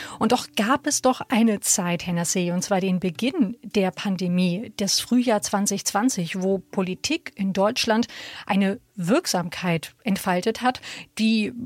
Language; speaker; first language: German; native; German